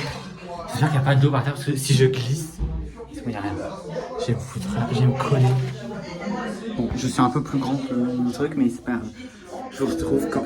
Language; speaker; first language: French; native; French